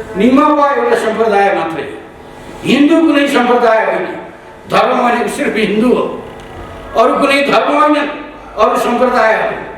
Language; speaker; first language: Nepali; native; Nepali